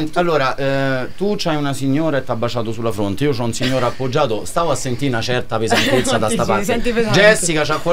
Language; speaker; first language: Italian; native; Italian